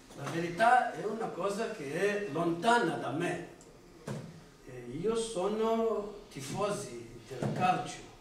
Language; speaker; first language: Italian; non-native, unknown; Portuguese